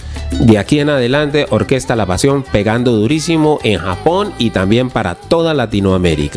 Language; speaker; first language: Spanish; native; Spanish